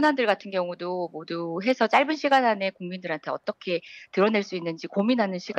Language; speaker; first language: Korean; native; Korean